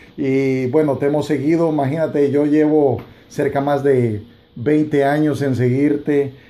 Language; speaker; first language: Spanish; native; Spanish